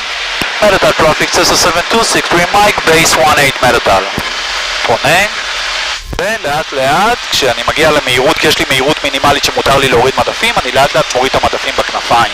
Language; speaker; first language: Hebrew; native; Hebrew